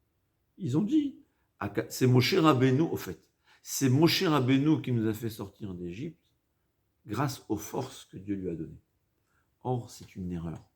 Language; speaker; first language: French; native; French